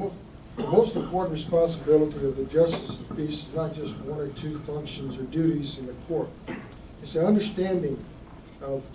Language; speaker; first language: English; native; English